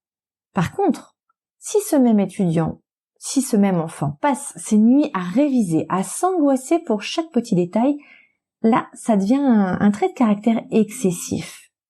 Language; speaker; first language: French; native; French